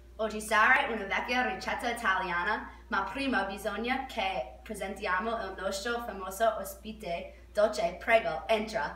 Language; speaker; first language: Italian; non-native, learner; English